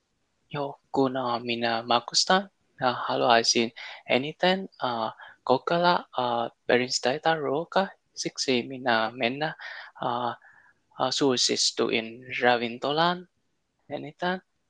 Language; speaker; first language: Finnish; non-native, learner; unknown